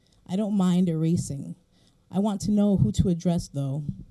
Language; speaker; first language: English; early bilingual, other home language; Spanish